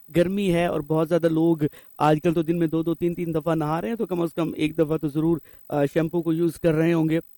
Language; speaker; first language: Urdu; non-native, local second language; Pashto